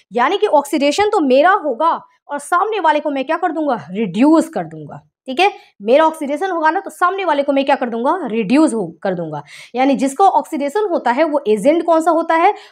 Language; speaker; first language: Hindi; native; Hindi